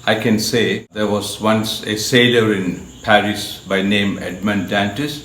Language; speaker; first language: English; non-native, local second language; Malayalam